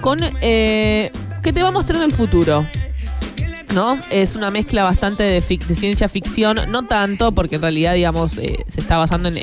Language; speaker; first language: Spanish; native; Spanish